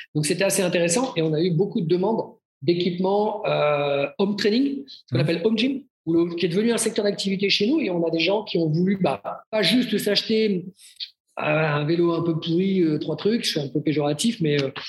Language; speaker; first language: French; native; French